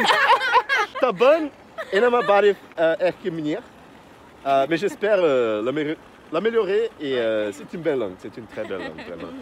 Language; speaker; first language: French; non-native, fluent; Portuguese